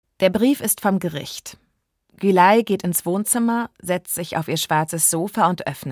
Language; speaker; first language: German; native; German